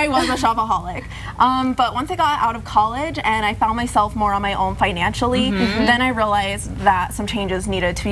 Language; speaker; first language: English; native; English